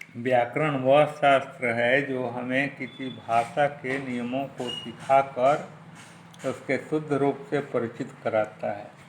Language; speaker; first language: Hindi; native; Hindi